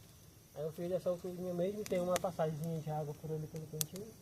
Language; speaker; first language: Portuguese; native; Portuguese